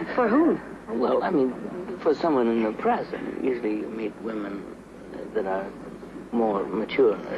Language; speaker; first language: English; native; English